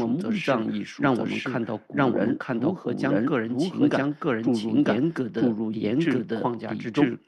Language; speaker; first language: Chinese; native; Chinese